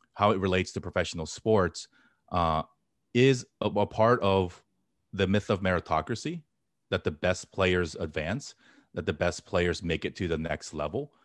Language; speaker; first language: English; native; English